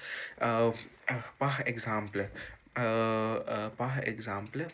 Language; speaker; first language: French; non-native, learner; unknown